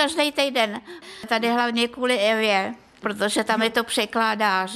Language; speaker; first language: Czech; non-native, fluent; Russian